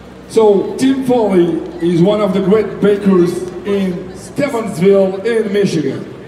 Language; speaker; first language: English; non-native, fluent; French